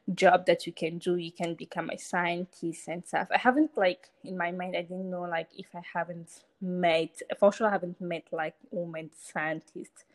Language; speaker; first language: English; non-native, fluent; Hausa